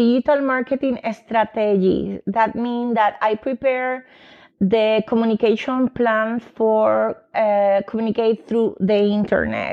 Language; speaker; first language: English; non-native, fluent; Spanish